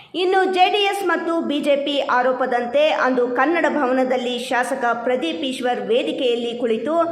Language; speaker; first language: Kannada; native; Kannada